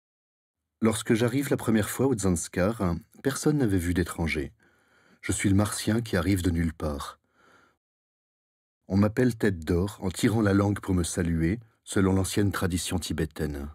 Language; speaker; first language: French; native; French